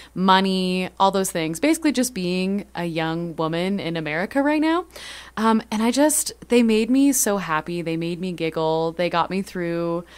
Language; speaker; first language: English; native; English